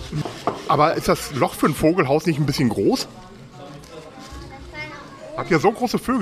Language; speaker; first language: German; native; German